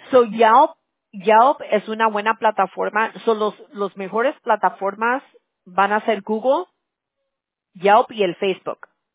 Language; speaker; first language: Spanish; early bilingual, heritage; Spanish